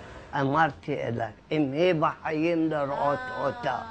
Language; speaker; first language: Hebrew; non-native, learner; Arabic